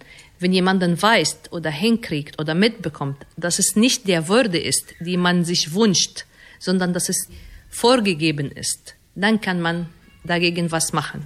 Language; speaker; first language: German; non-native, fluent; Arabic